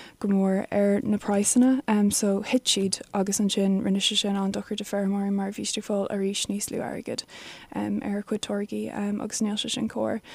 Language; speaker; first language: Irish; non-native, local second language; English